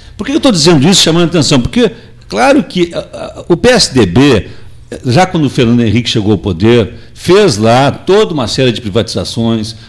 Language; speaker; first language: Portuguese; native; Portuguese